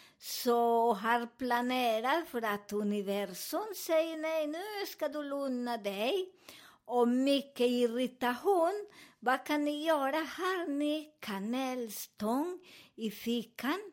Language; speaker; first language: Swedish; non-native, learner; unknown